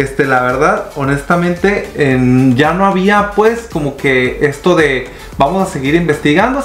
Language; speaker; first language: Spanish; native; Spanish